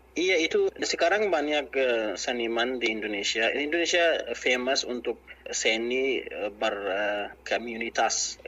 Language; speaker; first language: Indonesian; non-native, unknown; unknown